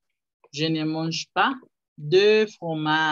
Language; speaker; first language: French; non-native, fluent; Spanish